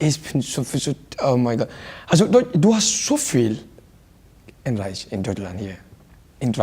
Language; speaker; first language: German; non-native, learner; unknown